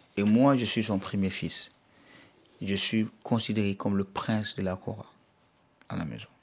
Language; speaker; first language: French; non-native, local second language; Bambara